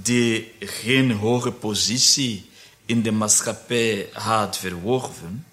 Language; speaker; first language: Dutch; non-native, fluent; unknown